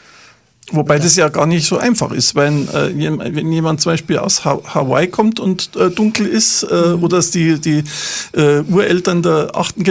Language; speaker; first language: German; native; German